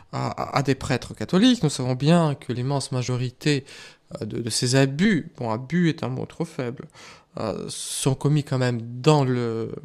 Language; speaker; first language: French; non-native, fluent; Russian